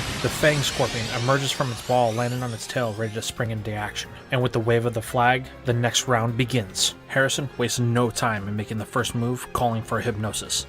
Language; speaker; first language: English; native; English